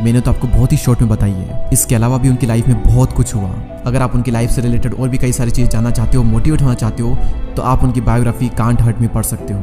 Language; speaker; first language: Hindi; native; Hindi